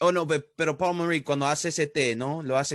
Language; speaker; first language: Spanish; early bilingual, heritage; Spanish